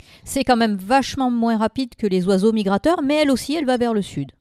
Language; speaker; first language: French; native; French